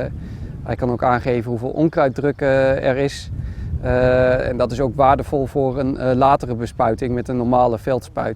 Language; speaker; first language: Dutch; native; Dutch